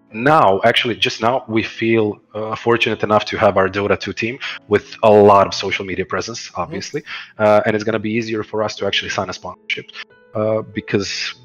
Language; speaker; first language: English; non-native, fluent; Croatian